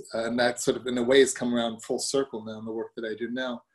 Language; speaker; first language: English; early bilingual, other home language; German